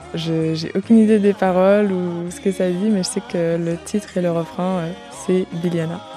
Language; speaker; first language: French; native; French